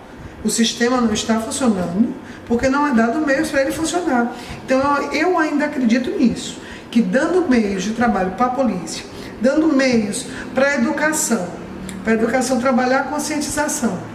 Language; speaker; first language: Portuguese; native; Portuguese